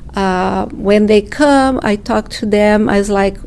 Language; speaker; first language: English; non-native, fluent; Portuguese